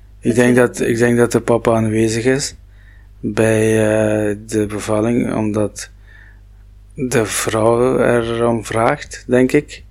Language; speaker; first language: Dutch; non-native, local second language; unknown